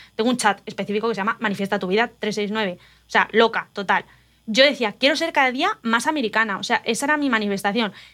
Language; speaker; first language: Spanish; native; Spanish